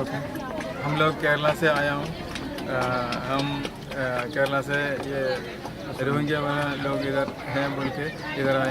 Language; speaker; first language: Hindi; non-native, local second language; Malayalam